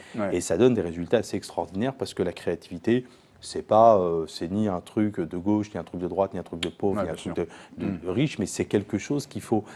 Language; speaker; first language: French; native; French